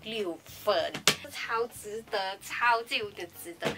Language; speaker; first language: Chinese; native; Chinese